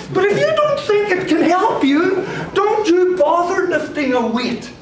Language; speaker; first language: English; native; English